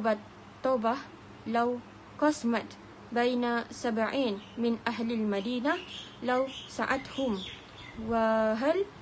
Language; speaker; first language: Arabic; non-native, learner; Malay